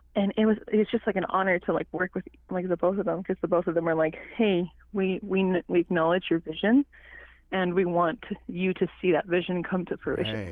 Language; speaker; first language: English; non-native, fluent; Cree